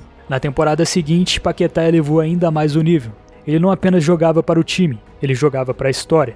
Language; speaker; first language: Portuguese; native; Portuguese